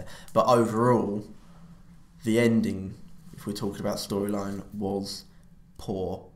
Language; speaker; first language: English; native; English